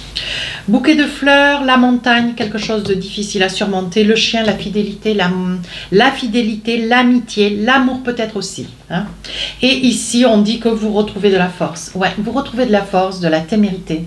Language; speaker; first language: French; native; French